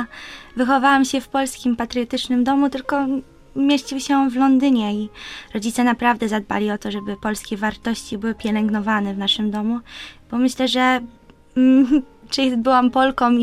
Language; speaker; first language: Polish; early bilingual, heritage; Polish